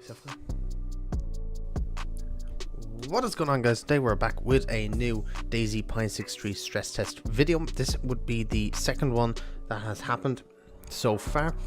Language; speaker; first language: English; native; English